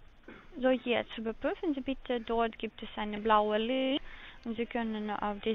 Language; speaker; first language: German; non-native, learner; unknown